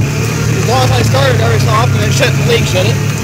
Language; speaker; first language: English; native; English